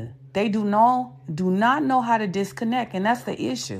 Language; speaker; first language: English; native; English